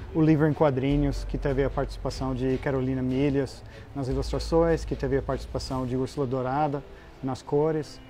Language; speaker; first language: Portuguese; non-native, fluent; English